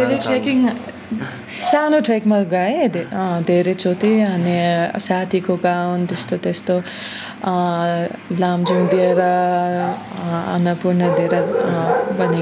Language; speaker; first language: Nepali; non-native, learner; German